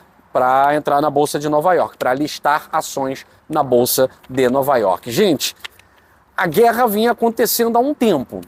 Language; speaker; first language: Portuguese; native; Portuguese